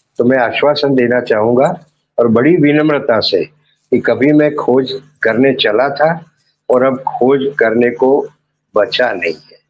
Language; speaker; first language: Hindi; non-native, local second language; Gujarati